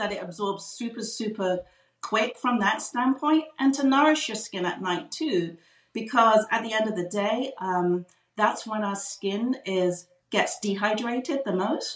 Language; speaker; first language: English; native; English